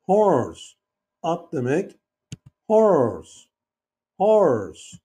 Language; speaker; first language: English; non-native, learner; Turkish